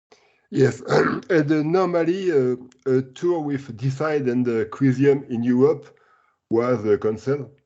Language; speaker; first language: English; non-native, learner; French